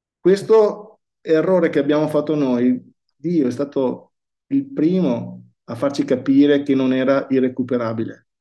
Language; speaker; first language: Italian; native; Italian